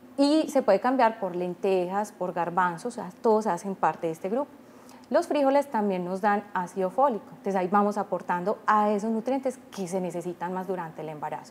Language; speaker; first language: Spanish; native; Spanish